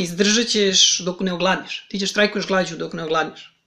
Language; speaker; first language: Serbian; native; Serbian